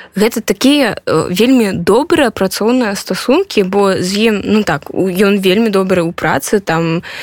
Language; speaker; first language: Belarusian; non-native, local second language; Russian